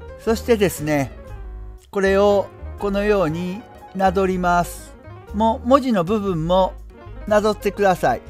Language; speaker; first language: Japanese; native; Japanese